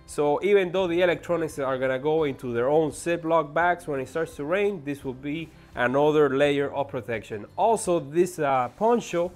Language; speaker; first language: English; native; English